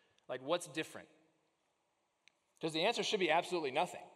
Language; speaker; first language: English; native; English